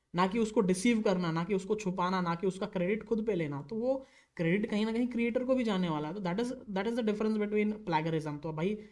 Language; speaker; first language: Hindi; native; Hindi